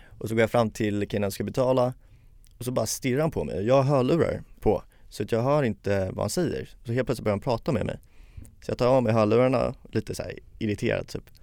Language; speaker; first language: Swedish; early bilingual, other home language; Spanish